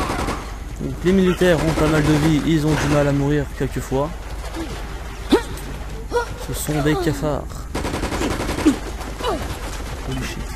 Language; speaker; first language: French; native; French